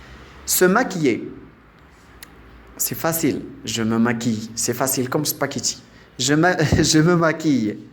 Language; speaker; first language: French; non-native, local second language; Arabic